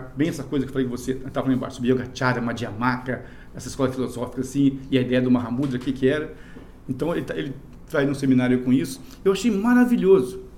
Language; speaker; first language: Portuguese; native; Portuguese